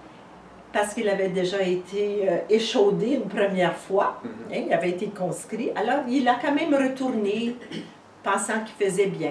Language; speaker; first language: French; native; French